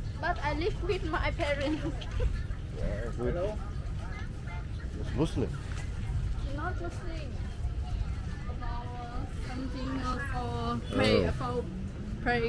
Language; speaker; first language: English; non-native, learner; Vietnamese